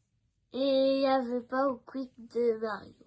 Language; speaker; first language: French; native; French